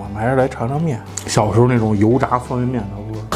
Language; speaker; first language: Chinese; native; Chinese